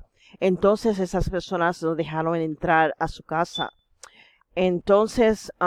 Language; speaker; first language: Spanish; non-native, fluent; English